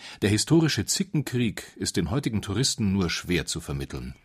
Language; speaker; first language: German; native; German